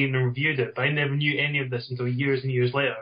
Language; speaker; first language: English; native; English